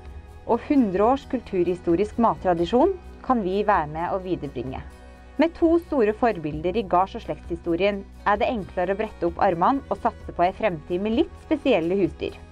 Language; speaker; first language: Norwegian; native; Norwegian